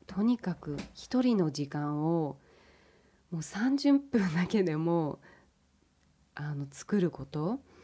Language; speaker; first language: Japanese; early bilingual, heritage; English